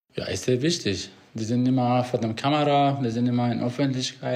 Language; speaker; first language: German; non-native, fluent; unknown